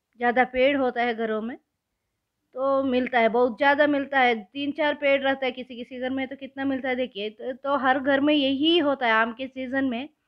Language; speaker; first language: Hindi; non-native, local second language; Kannada